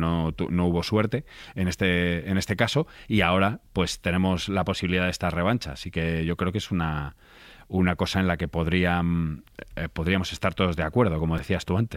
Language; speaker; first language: Spanish; native; Spanish